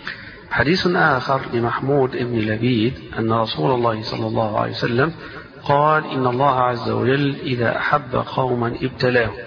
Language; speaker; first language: Arabic; native; Arabic